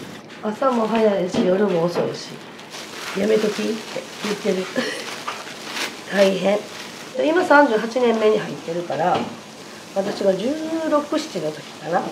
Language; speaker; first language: Japanese; native; Japanese